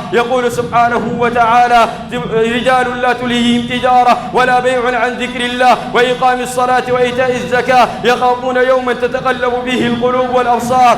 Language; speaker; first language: Arabic; native; Arabic